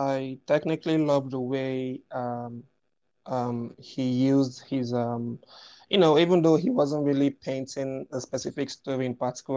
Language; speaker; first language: English; non-native, local second language; Igbo